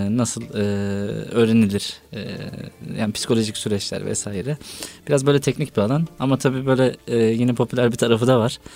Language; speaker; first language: Turkish; native; Turkish